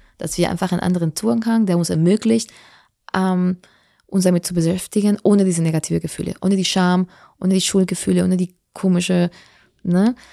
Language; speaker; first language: German; non-native, fluent; Spanish